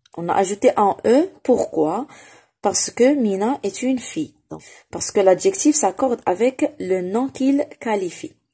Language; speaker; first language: French; non-native, local second language; Arabic